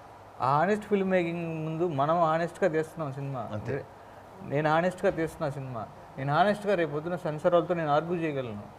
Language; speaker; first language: Telugu; native; Telugu